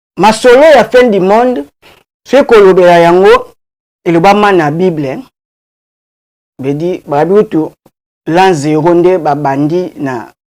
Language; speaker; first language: Lingala; non-native, local second language; Kongo